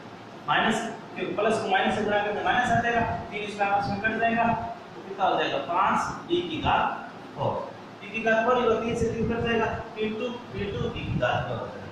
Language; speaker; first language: Hindi; native; Hindi